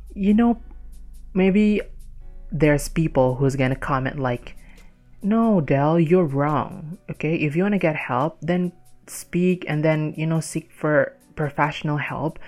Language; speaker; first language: English; non-native, fluent; Indonesian